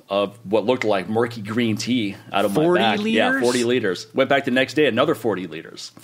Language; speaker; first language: English; native; English